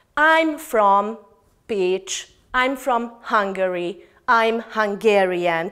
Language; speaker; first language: English; non-native, fluent; Hungarian